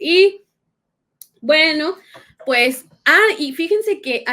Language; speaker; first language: Spanish; native; Spanish